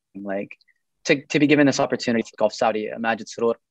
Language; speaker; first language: English; early bilingual, other home language; Arabic